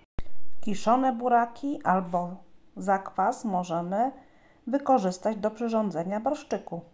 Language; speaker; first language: Polish; native; Polish